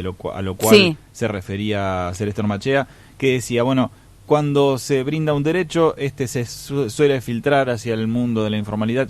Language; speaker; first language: Spanish; native; Spanish